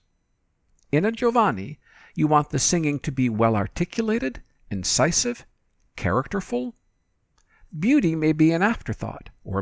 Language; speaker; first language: English; native; English